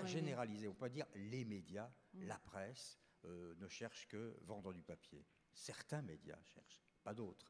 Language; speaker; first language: French; native; French